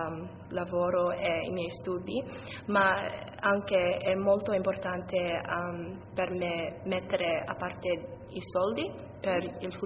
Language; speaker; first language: Italian; non-native, learner; English